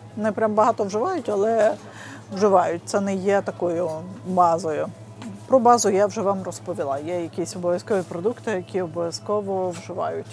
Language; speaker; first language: Ukrainian; native; Ukrainian